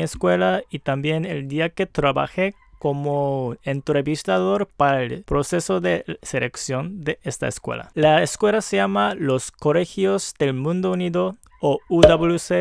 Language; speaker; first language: Spanish; non-native, fluent; Japanese